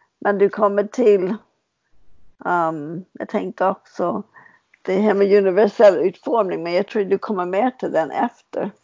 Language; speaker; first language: Swedish; non-native, fluent; English